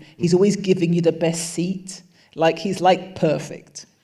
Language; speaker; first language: English; native; English